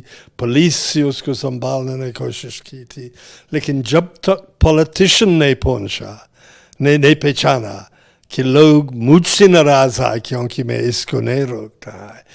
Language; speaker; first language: Hindi; non-native, fluent; English